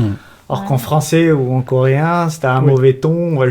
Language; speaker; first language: French; native; French